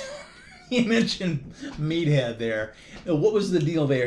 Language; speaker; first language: English; native; English